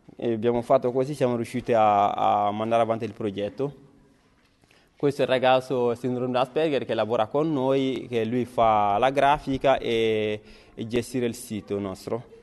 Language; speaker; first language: Italian; non-native, learner; Bambara